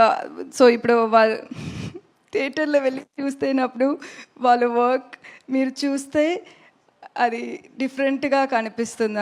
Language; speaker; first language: Telugu; non-native, learner; Tamil